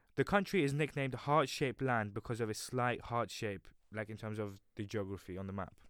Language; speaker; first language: English; native; English